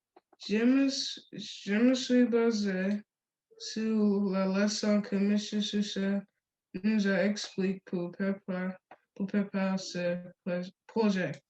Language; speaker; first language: French; non-native, fluent; English